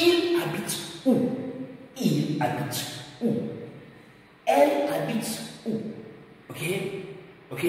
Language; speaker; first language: French; non-native, fluent; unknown